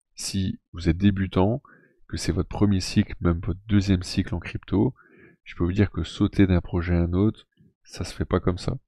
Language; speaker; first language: French; native; French